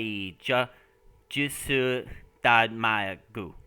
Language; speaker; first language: Korean; non-native, learner; English